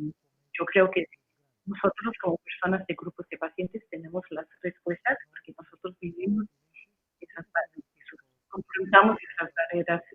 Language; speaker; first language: Spanish; non-native, fluent; English